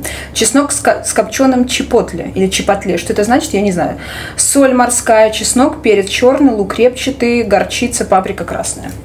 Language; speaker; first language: Russian; native; Russian